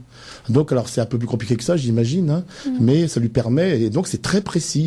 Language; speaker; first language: French; native; French